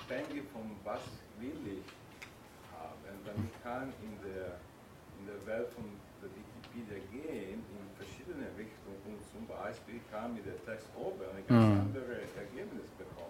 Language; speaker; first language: German; non-native, fluent; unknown